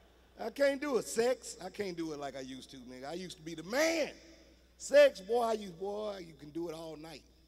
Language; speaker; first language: English; native; English